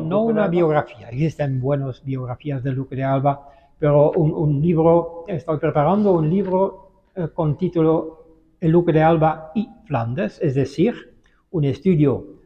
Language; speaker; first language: Spanish; non-native, fluent; Dutch